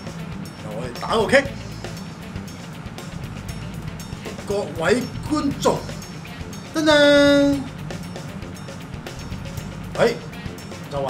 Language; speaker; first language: Cantonese; native; Cantonese